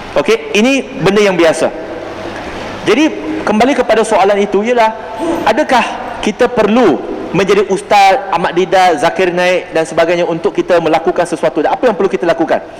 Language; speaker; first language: Malay; non-native, local second language; Chinese